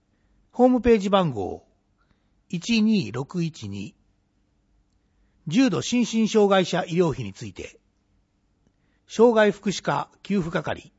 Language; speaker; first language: Japanese; native; Japanese